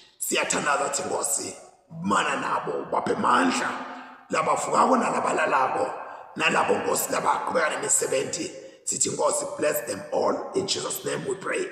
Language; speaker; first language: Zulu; non-native, local second language; Swati